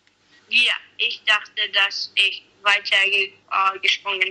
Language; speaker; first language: German; non-native, learner; English